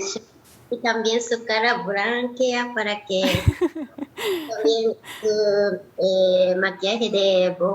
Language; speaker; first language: Spanish; non-native, learner; Japanese